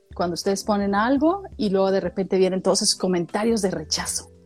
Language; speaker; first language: Spanish; native; Spanish